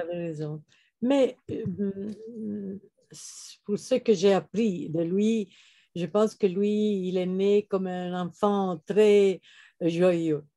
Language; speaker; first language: French; non-native, fluent; Italian